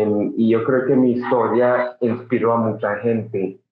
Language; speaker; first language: Spanish; non-native, fluent; English